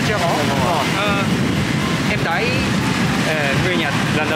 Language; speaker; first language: Vietnamese; non-native, learner; Japanese